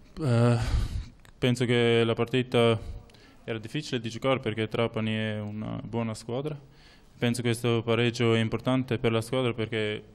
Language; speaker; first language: Italian; non-native, learner; Albanian